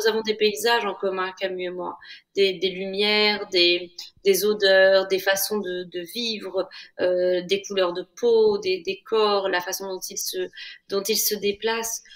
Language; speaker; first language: French; native; French